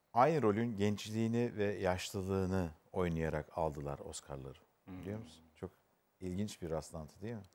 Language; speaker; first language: Turkish; native; Turkish